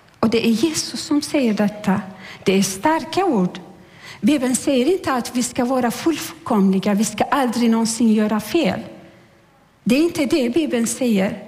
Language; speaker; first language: Swedish; non-native, fluent; Turkish